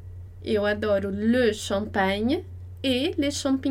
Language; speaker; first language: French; non-native, fluent; Portuguese